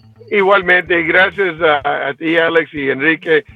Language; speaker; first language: Spanish; early bilingual, heritage; Spanish